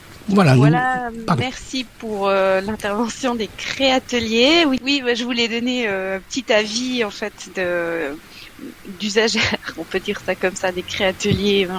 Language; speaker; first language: French; native; French